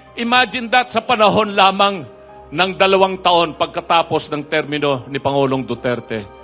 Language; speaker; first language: Filipino; non-native, local second language; Iloko